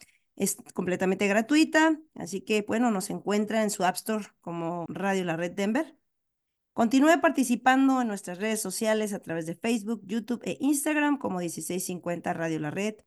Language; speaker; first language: Spanish; native; Spanish